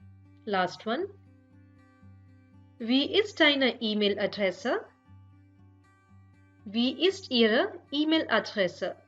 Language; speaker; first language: German; non-native, fluent; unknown